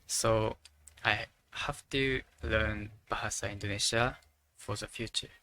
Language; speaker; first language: English; non-native, learner; Japanese